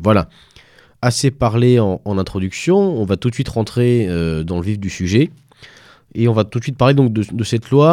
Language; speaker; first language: French; native; French